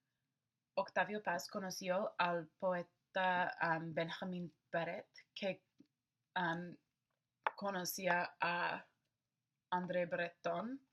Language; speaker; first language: Spanish; non-native, learner; English